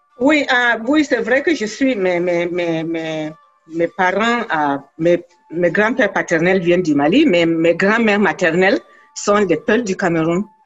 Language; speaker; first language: French; non-native, local second language; Fula